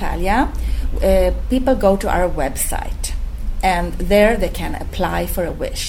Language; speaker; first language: English; non-native, fluent; Swedish